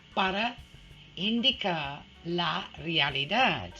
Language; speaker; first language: Spanish; non-native, fluent; English